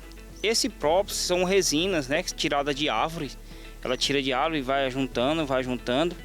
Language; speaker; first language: Portuguese; native; Portuguese